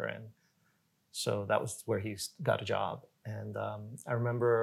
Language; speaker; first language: English; early bilingual, other home language; Korean